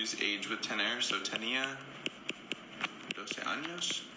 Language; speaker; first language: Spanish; non-native, fluent; English